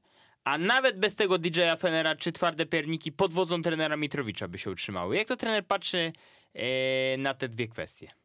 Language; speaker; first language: Polish; native; Polish